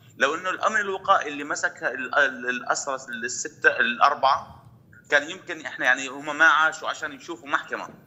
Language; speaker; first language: Arabic; native; Arabic